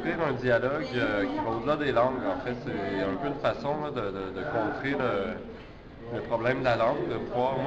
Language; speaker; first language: French; native; French